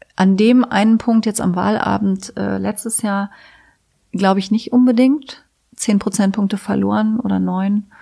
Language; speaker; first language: German; native; German